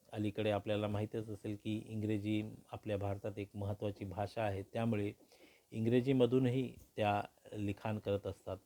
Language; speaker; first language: Marathi; non-native, local second language; Hindi